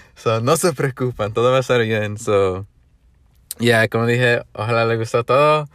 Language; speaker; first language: Spanish; early bilingual, other home language; English